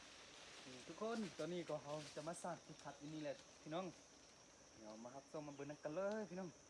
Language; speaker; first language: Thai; non-native, local second language; Lahu